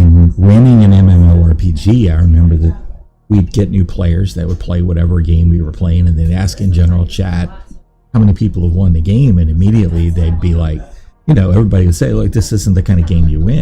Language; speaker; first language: English; native; English